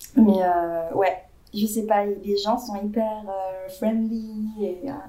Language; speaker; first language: French; native; French